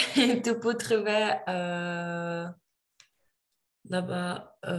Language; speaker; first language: French; non-native, learner; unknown